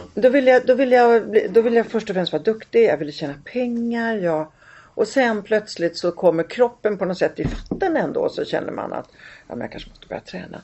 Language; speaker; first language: Swedish; early bilingual, other home language; Italian